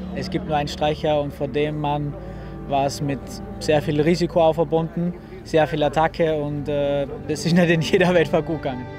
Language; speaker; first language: German; native; German